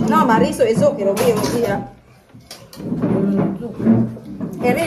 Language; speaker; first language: Italian; non-native, learner; Filipino